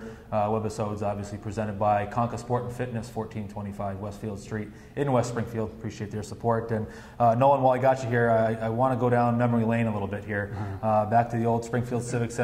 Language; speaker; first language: English; native; English